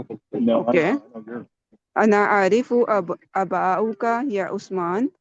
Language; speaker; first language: Arabic; non-native, learner; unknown